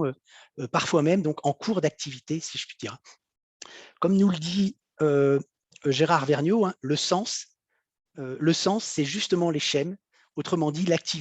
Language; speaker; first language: French; native; French